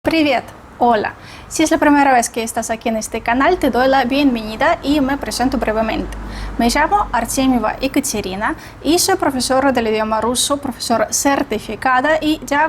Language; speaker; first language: Spanish; non-native, fluent; Russian